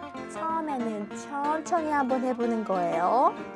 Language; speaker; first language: Korean; native; Korean